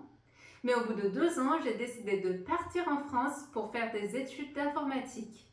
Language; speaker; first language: French; non-native, fluent; Persian